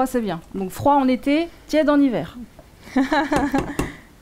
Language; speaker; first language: French; native; French